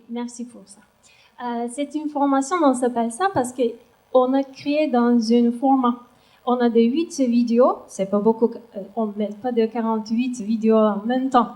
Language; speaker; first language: French; non-native, learner; Turkish